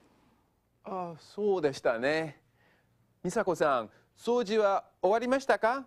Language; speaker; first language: Japanese; non-native, fluent; English